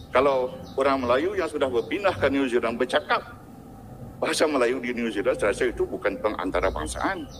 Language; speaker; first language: Malay; non-native, local second language; Iban